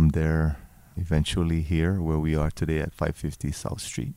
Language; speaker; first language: English; native; English